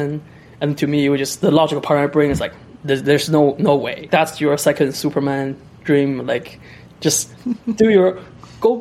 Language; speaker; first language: English; non-native, fluent; Chinese